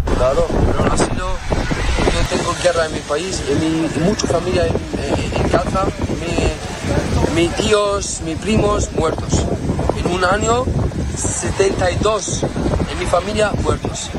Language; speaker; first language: Spanish; non-native, learner; Arabic